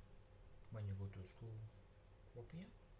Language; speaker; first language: English; non-native, learner; Vietnamese